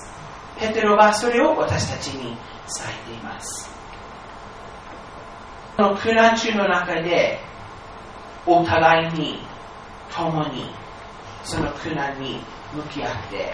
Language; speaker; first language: Japanese; non-native, fluent; English